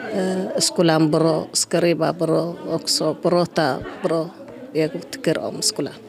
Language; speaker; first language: Swedish; non-native, learner; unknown